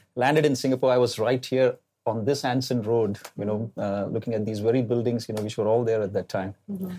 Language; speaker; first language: English; non-native, local second language; Malayalam